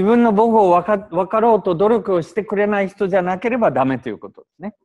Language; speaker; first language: Japanese; native; Japanese